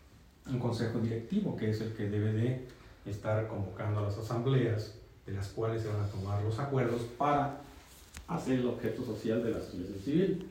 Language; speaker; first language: Spanish; native; Spanish